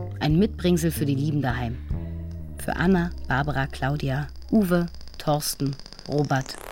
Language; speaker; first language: German; native; German